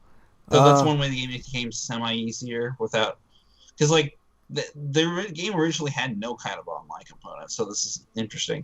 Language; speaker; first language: English; native; English